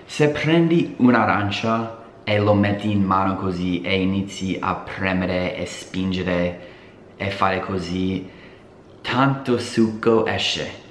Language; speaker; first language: Italian; non-native, fluent; English